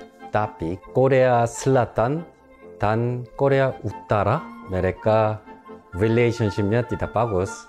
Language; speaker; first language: Indonesian; non-native, local second language; Korean